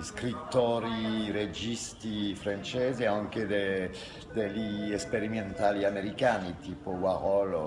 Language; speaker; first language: Italian; non-native, fluent; French